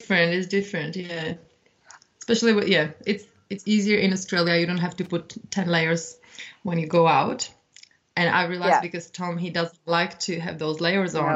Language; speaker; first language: English; non-native, fluent; Czech